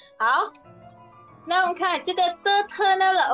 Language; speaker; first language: Chinese; non-native, fluent; Indonesian